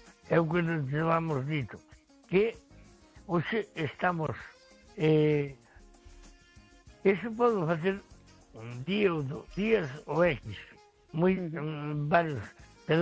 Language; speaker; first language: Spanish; non-native, local second language; Galician